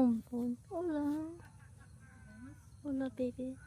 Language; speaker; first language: Spanish; non-native, learner; English